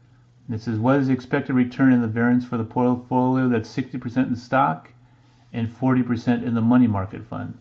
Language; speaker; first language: English; native; English